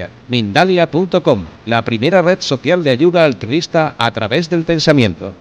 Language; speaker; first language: Spanish; native; Spanish